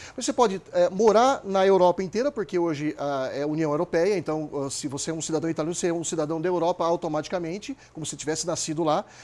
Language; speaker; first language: Portuguese; native; Portuguese